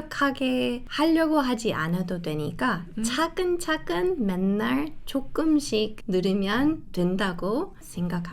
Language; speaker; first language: Korean; non-native, fluent; English